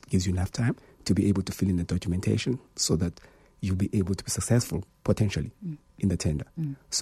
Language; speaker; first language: English; non-native, local second language; Xhosa